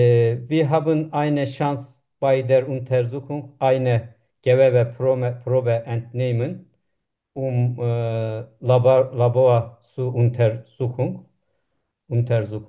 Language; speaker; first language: German; non-native, learner; Turkish